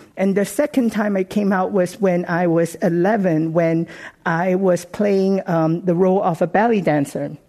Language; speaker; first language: English; non-native, local second language; Cantonese